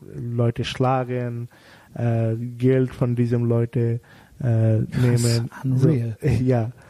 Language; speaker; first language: German; non-native, fluent; Bangla